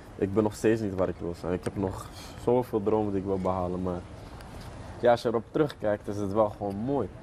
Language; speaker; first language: Dutch; early bilingual, other home language; Arabic